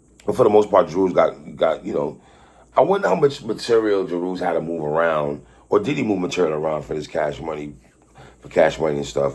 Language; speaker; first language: English; native; English